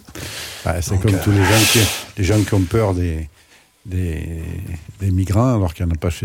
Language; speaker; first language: French; native; French